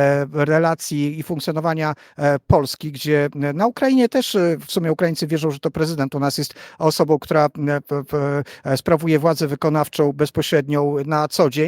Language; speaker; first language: Polish; native; Polish